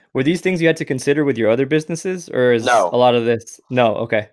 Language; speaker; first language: English; native; English